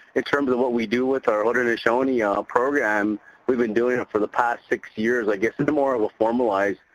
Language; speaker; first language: English; native; English